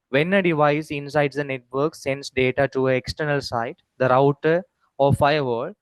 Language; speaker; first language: English; non-native, local second language; Tamil